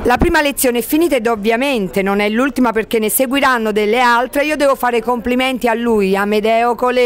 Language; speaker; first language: Italian; native; Italian